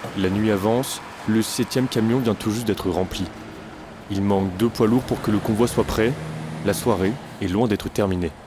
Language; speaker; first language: French; native; French